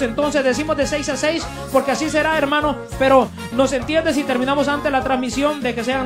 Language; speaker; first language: Spanish; native; Spanish